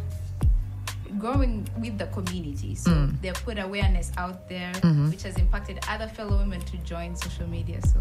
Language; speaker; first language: English; non-native, local second language; Ganda